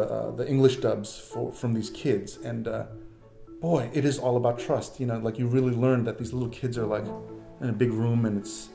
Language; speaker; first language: English; native; English